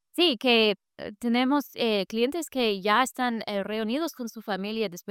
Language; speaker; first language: Spanish; non-native, fluent; English